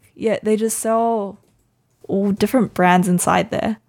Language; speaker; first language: English; native; English